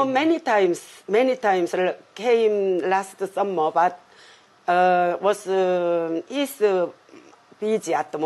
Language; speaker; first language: English; non-native, learner; Korean